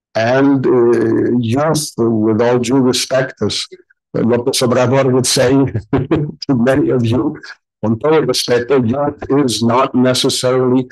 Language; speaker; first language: English; non-native, fluent; Spanish